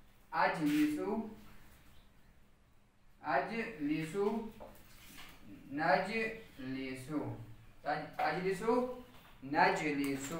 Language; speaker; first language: Arabic; non-native, fluent; Urdu